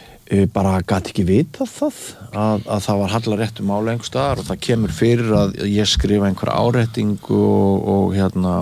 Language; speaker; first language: Icelandic; native; Icelandic